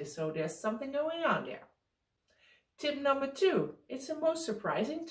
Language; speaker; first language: English; non-native, fluent; Dutch